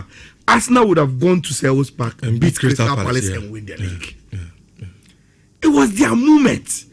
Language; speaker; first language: English; non-native, local second language; Akan